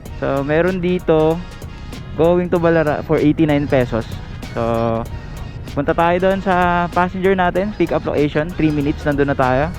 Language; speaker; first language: Filipino; native; Filipino